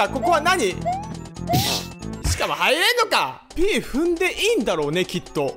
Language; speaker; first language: Japanese; native; Japanese